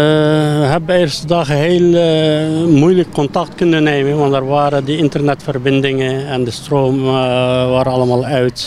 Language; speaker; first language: Dutch; non-native, fluent; Turkish